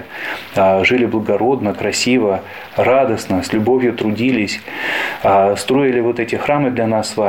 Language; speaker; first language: Russian; native; Russian